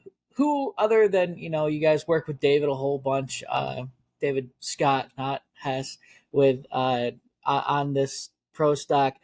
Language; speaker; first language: English; native; English